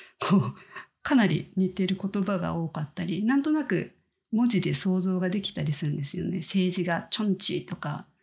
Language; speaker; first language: Japanese; native; Japanese